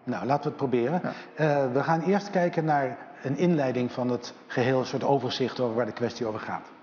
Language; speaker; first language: Dutch; native; Dutch